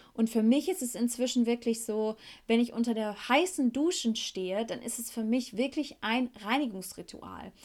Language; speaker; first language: German; native; German